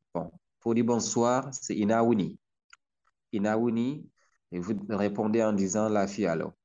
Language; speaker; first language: French; non-native, local second language; Hausa